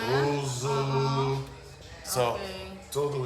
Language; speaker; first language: Portuguese; non-native, learner; English